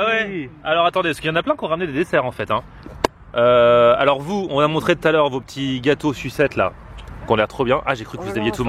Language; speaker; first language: French; native; French